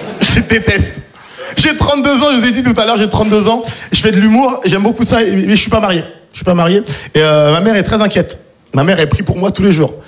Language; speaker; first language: French; native; French